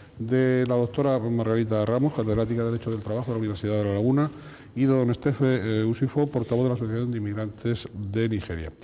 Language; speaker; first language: Spanish; native; Spanish